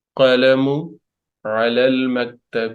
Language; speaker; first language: Arabic; non-native, fluent; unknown